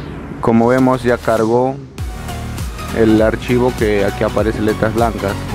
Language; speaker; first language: Spanish; native; Spanish